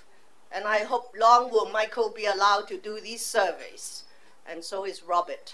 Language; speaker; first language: English; non-native, local second language; Cantonese